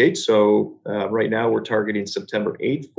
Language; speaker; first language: English; native; English